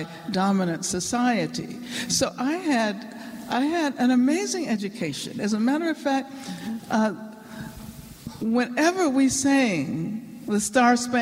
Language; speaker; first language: English; native; English